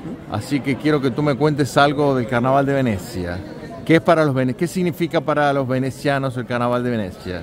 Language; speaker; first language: Spanish; native; Spanish